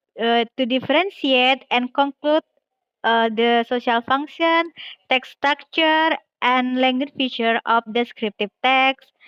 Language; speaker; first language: English; non-native, fluent; Indonesian